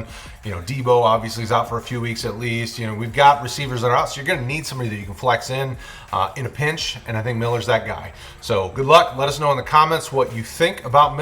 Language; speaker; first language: English; native; English